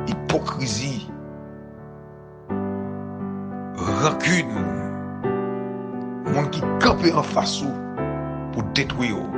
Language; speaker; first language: French; non-native, local second language; Haitian Creole